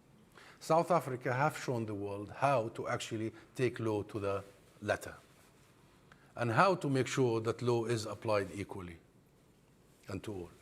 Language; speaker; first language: English; non-native, fluent; Arabic